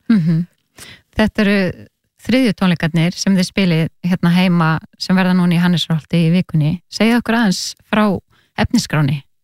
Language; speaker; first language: Icelandic; native; Icelandic